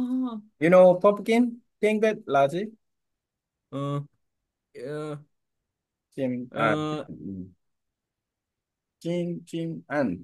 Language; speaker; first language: English; non-native, learner; Korean